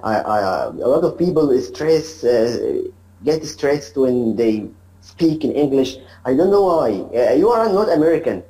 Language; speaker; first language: English; non-native, learner; Arabic